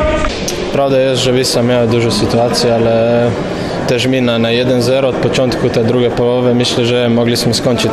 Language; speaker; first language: Polish; non-native, fluent; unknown